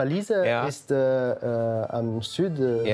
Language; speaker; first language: German; non-native, learner; Dutch